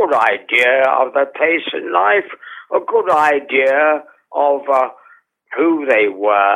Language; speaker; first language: English; native; English